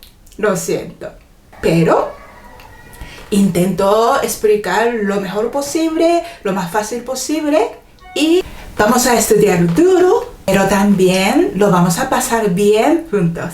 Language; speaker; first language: Spanish; non-native, fluent; Japanese